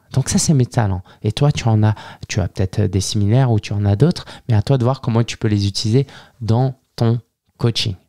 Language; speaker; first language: French; early bilingual, other home language; Chinese